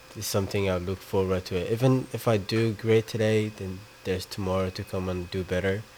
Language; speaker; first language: English; non-native, fluent; Somali